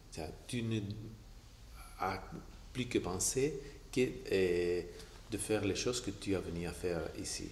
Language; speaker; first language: French; non-native, fluent; Spanish